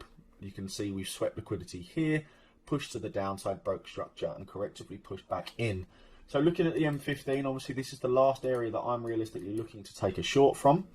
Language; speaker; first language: English; native; English